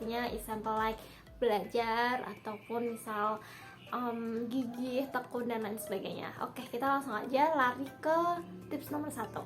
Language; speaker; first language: Indonesian; native; Indonesian